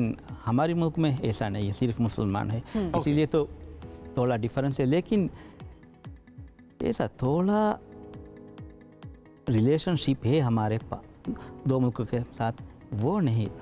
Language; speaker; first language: Hindi; non-native, learner; Divehi